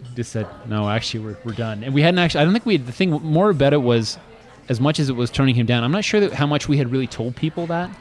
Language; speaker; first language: English; native; English